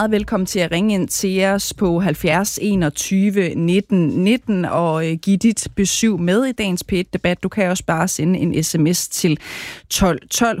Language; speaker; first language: Danish; native; Danish